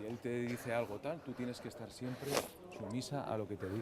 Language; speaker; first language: Spanish; native; Spanish